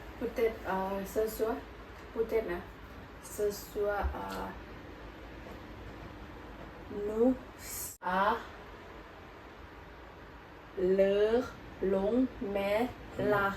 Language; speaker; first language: French; non-native, learner; Thai